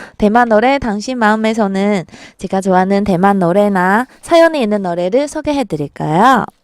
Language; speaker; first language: Korean; non-native, fluent; Chinese